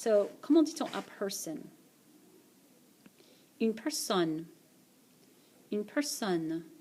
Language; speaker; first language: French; non-native, fluent; English